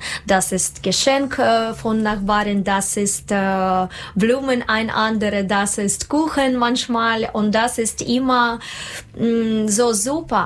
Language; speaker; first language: German; non-native, learner; Russian